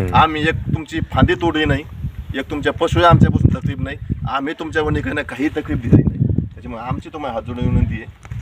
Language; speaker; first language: Marathi; native; Marathi